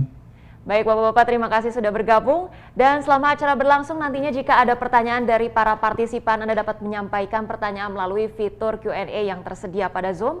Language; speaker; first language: Indonesian; native; Indonesian